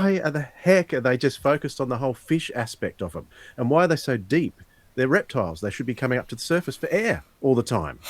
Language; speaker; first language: English; native; English